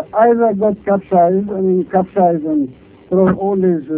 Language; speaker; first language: English; non-native, fluent; Greek